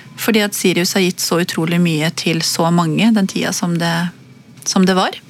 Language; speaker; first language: Norwegian; native; Norwegian